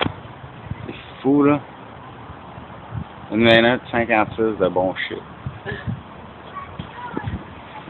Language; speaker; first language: French; native; French